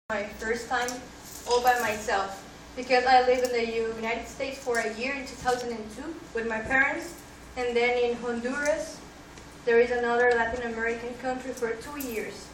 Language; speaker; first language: English; non-native, fluent; Spanish